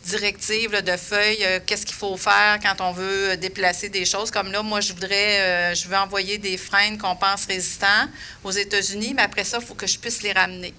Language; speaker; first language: French; native; French